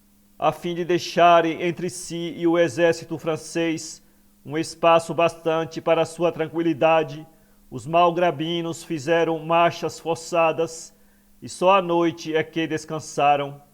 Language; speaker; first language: Portuguese; native; Portuguese